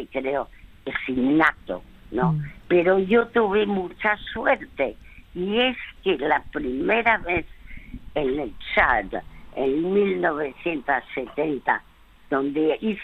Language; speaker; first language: Spanish; early bilingual, other home language; French